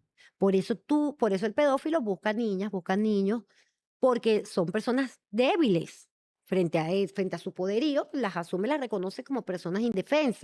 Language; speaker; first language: Spanish; native; Spanish